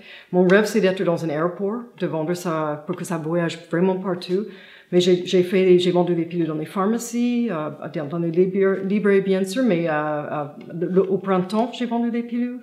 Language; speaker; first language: French; non-native, fluent; English